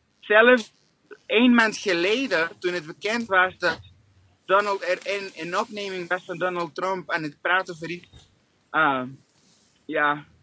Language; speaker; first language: Dutch; non-native, fluent; English